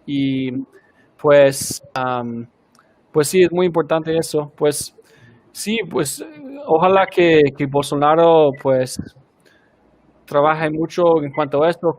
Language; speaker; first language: Spanish; non-native, fluent; English